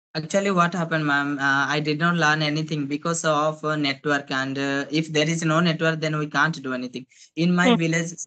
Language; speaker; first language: English; non-native, local second language; Odia